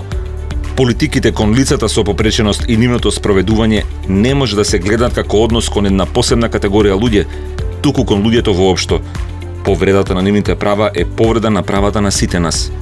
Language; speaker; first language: Macedonian; native; Macedonian